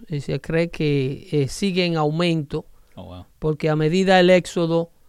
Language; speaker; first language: Spanish; native; Spanish